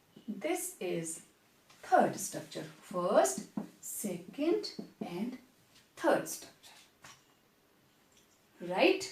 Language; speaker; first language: Hindi; native; Hindi